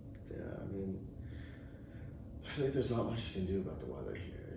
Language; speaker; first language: English; native; English